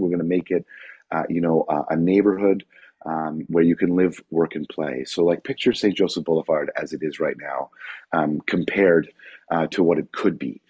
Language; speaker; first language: English; native; English